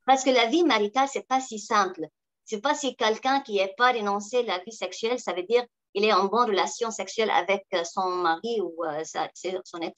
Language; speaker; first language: French; non-native, local second language; Arabic